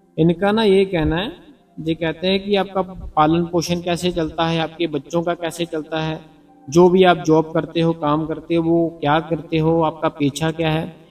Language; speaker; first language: Hindi; non-native, local second language; Punjabi